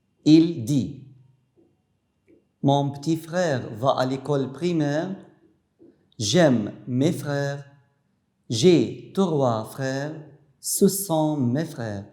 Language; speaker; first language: French; non-native, fluent; Arabic